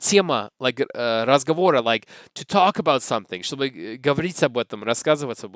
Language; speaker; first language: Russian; non-native, learner; English